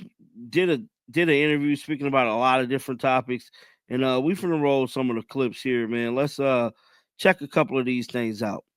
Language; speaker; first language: English; native; English